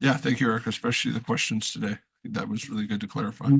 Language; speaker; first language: English; native; English